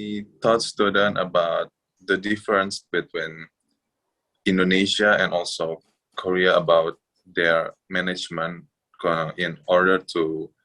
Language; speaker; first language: English; non-native, fluent; Indonesian